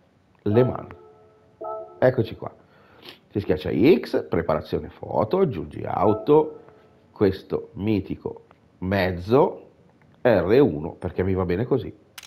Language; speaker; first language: Italian; native; Italian